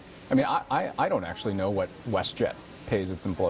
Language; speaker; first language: English; native; English